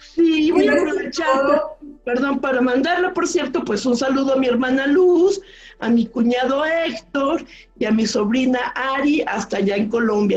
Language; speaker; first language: Spanish; native; Spanish